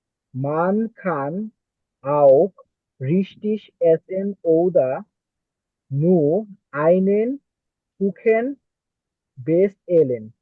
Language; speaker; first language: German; non-native, learner; Bangla